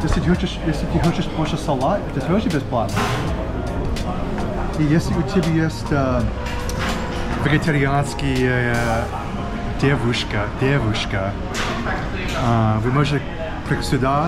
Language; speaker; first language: Russian; non-native, learner; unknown